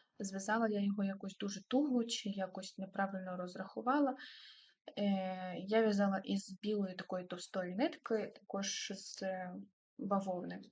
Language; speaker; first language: Ukrainian; non-native, local second language; Russian